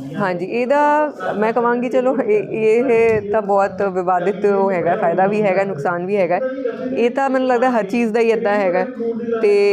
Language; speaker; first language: Punjabi; non-native, local second language; Hindi